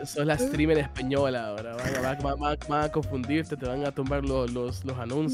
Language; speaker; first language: Spanish; native; Spanish